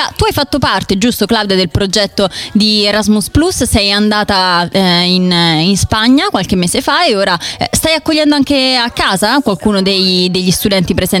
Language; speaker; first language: Italian; native; Italian